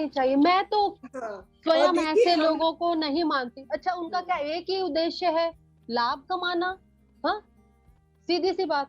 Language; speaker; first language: Hindi; native; Hindi